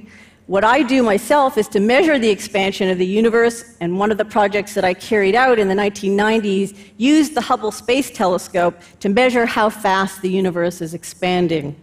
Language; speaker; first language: English; native; English